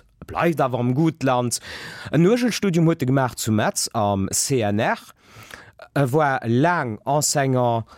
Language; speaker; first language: Luxembourgish; native; Luxembourgish